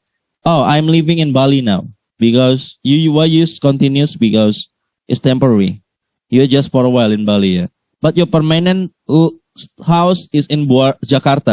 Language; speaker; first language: English; non-native, learner; Indonesian